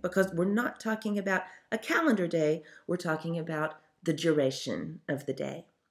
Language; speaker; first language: English; native; English